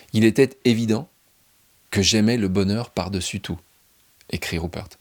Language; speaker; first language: French; native; French